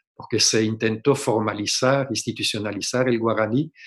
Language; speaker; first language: Spanish; non-native, fluent; French